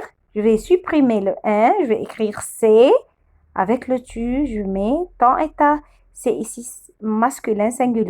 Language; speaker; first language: French; non-native, fluent; Arabic